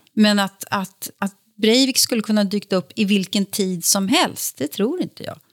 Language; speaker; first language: Swedish; native; Swedish